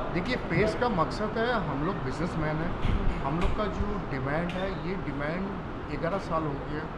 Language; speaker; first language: Hindi; non-native, local second language; Bangla